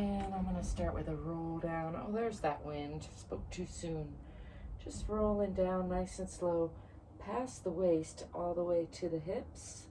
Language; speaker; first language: English; native; English